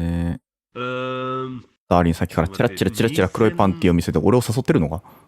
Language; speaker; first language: Japanese; native; Japanese